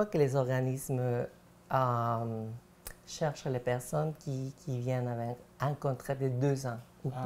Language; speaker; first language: French; non-native, fluent; Spanish